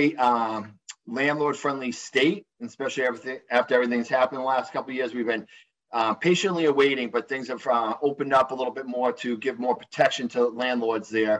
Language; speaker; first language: English; native; English